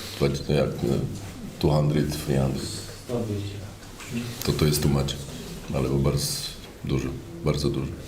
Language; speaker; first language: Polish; non-native, learner; Slovak